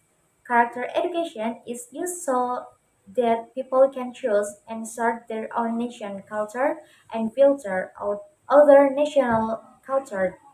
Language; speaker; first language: English; non-native, learner; Indonesian